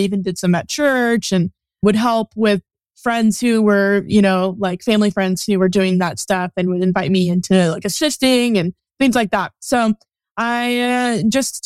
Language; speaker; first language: English; native; English